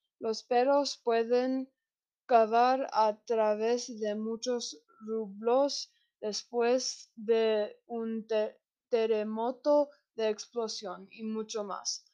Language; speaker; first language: Spanish; non-native, learner; English